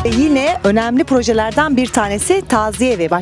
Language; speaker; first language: Turkish; native; Turkish